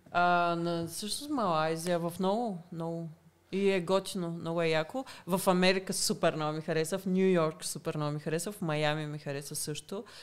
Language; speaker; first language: Bulgarian; early bilingual, heritage; Bulgarian